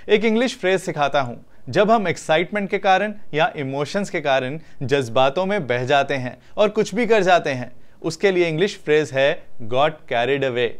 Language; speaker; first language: Hindi; native; Hindi